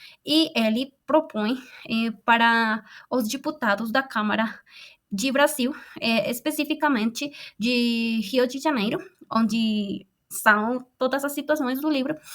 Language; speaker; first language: Portuguese; non-native, fluent; Spanish